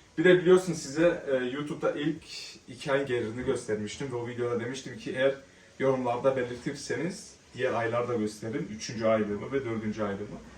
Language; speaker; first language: Turkish; early bilingual, heritage; Turkish